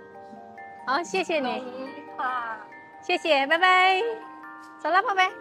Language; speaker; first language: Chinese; non-native, learner; Indonesian